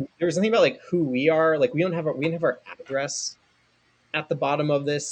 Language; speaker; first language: English; native; English